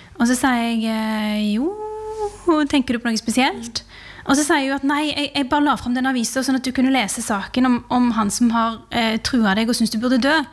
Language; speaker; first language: Norwegian; early bilingual, other home language; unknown